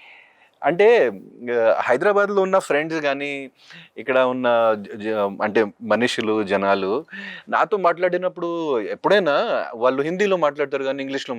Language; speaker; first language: Telugu; non-native, local second language; Hindi